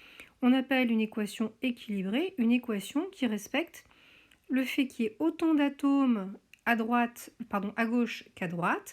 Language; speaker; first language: French; native; French